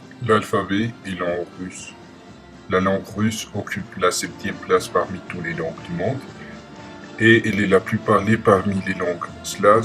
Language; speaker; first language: French; non-native, learner; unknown